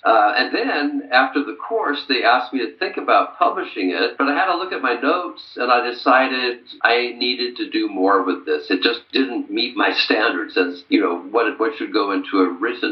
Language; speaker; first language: English; native; English